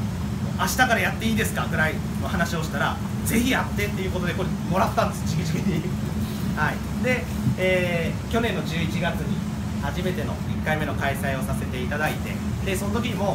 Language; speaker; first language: Japanese; native; Japanese